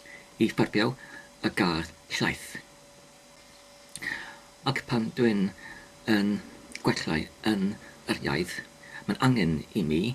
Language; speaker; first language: Welsh; non-native, learner; English